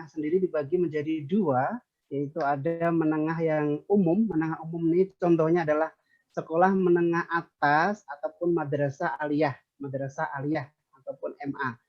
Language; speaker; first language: Indonesian; native; Indonesian